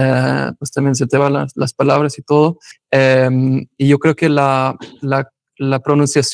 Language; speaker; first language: Spanish; non-native, fluent; German